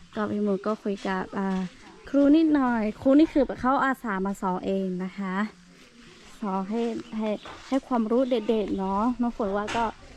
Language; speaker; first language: Thai; non-native, local second language; Lahu